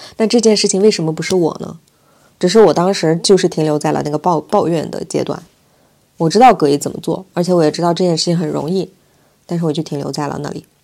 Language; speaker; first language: Chinese; non-native, local second language; Uyghur